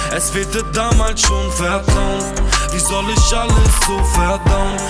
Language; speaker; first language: German; native; German